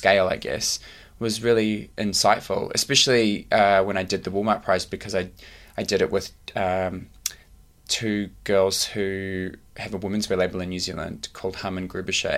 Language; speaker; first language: English; native; English